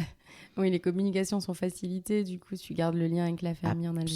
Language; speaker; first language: French; early bilingual, other home language; Arabic